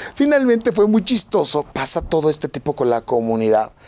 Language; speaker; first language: Spanish; native; Spanish